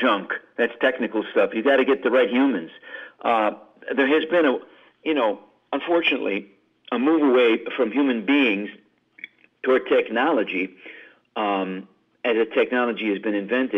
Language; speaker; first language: English; native; English